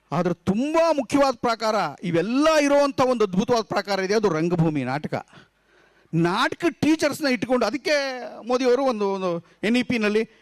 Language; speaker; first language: Kannada; native; Kannada